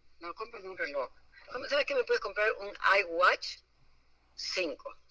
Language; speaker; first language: Spanish; native; Spanish